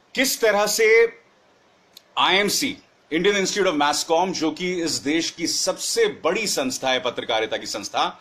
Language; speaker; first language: Hindi; native; Hindi